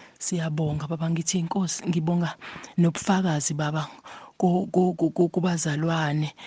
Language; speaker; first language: Zulu; native; Zulu